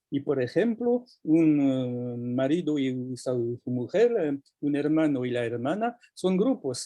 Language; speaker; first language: Spanish; non-native, fluent; French